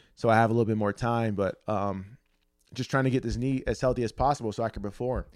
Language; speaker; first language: English; native; English